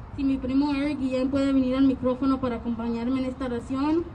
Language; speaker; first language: Spanish; early bilingual, heritage; Spanish